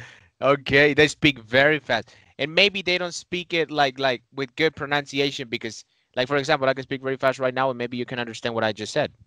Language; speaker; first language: English; non-native, fluent; Spanish